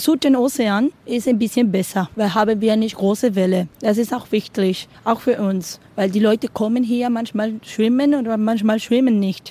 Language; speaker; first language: German; non-native, learner; Spanish